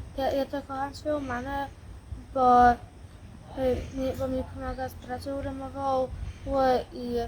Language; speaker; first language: Polish; early bilingual, heritage; Polish